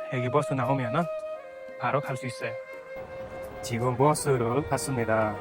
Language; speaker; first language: Korean; non-native, learner; Nepali